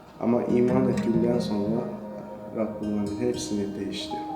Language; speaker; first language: Turkish; non-native, fluent; Persian